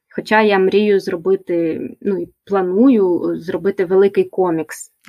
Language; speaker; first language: Ukrainian; native; Ukrainian